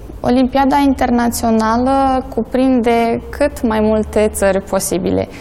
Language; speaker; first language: Romanian; non-native, local second language; Polish